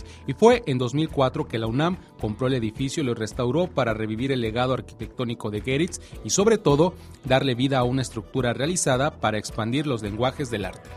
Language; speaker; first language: Spanish; native; Spanish